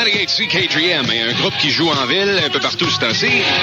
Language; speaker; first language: French; native; French